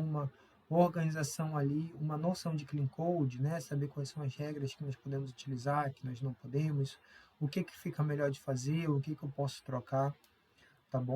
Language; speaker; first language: Portuguese; native; Portuguese